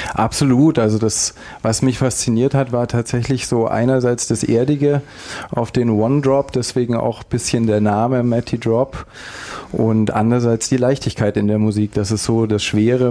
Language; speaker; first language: German; native; German